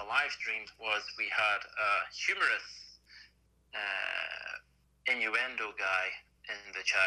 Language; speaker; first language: English; native; English